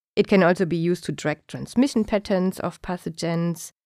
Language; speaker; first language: English; non-native, fluent; German